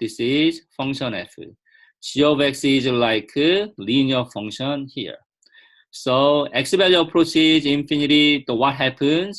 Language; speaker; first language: English; non-native, fluent; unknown